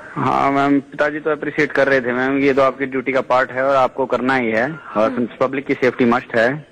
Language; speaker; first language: Hindi; native; Hindi